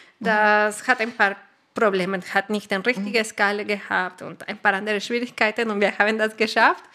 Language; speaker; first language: German; non-native, fluent; Spanish